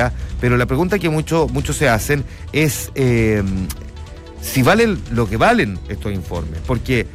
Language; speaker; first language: Spanish; native; Spanish